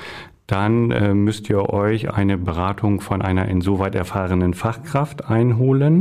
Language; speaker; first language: German; native; German